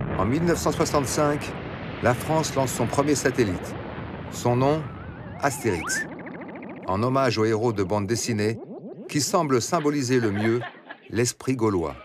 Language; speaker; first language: French; native; French